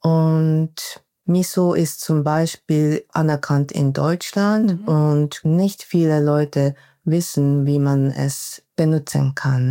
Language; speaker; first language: German; non-native, fluent; Japanese